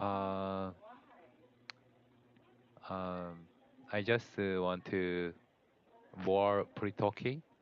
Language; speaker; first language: English; non-native, learner; Korean